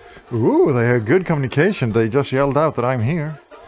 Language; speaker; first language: English; non-native, fluent; Swedish